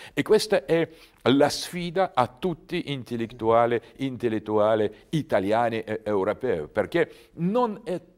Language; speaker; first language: Italian; non-native, learner; Russian